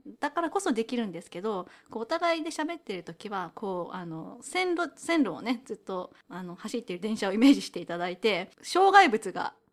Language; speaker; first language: Japanese; native; Japanese